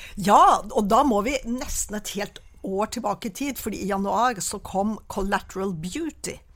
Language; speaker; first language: Norwegian; native; Norwegian